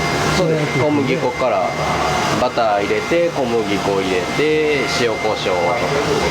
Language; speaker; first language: Japanese; native; Japanese